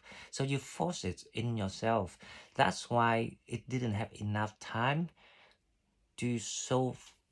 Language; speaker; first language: English; non-native, fluent; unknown